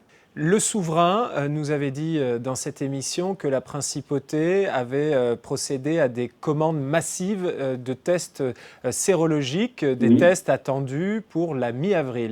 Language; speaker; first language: French; native; French